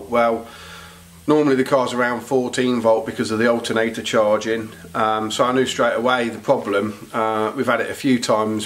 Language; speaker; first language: English; native; English